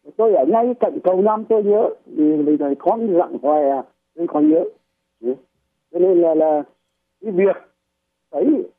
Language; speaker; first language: Vietnamese; native; Vietnamese